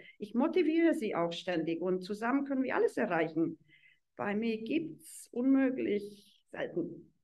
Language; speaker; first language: German; non-native, fluent; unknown